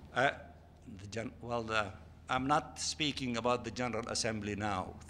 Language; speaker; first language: English; non-native, fluent; Arabic